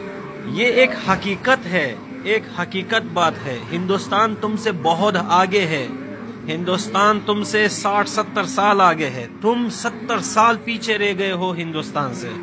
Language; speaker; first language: Hindi; non-native, fluent; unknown